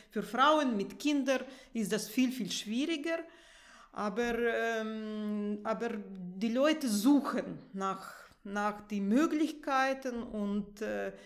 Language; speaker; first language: German; non-native, fluent; Russian